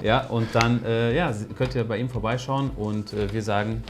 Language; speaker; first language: German; native; German